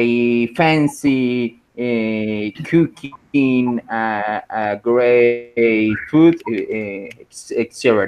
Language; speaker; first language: English; non-native, learner; Spanish